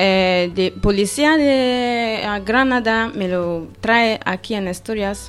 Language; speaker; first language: Spanish; non-native, learner; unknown